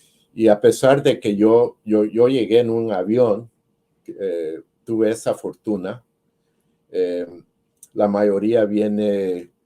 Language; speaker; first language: Spanish; early bilingual, heritage; Spanish